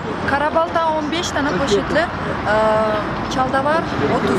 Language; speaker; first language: Turkish; non-native, fluent; Uyghur